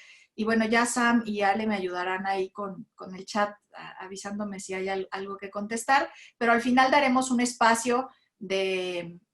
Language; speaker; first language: Spanish; native; Spanish